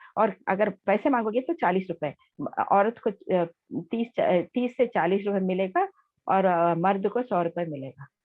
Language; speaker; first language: Hindi; non-native, local second language; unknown